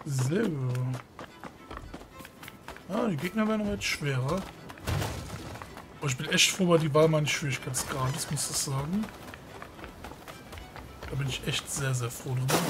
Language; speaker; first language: German; native; German